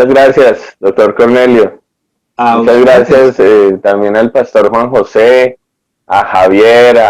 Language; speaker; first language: Spanish; native; Spanish